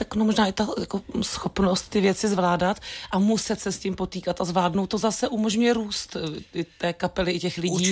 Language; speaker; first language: Czech; native; Czech